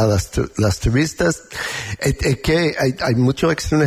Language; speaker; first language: Spanish; non-native, learner; English